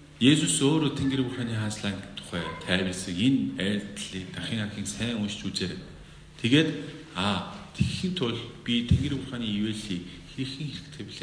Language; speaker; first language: Mongolian; non-native, fluent; Korean